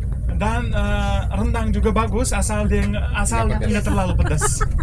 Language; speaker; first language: Indonesian; non-native, fluent; Uzbek